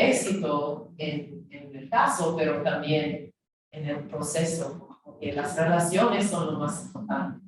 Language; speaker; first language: Spanish; non-native, fluent; English